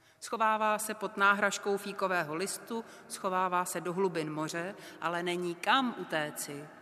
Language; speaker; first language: Czech; native; Czech